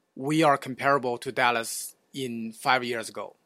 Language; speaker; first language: English; non-native, fluent; Chinese